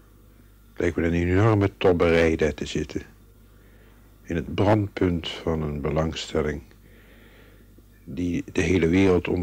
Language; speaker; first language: Dutch; native; Dutch